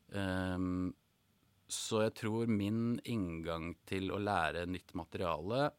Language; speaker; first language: Norwegian; native; Norwegian